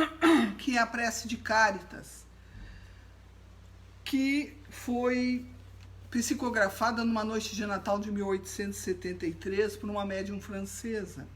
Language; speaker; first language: Portuguese; native; Portuguese